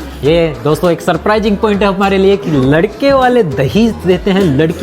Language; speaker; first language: Hindi; native; Hindi